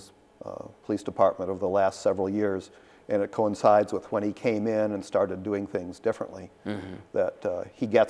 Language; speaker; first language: English; native; English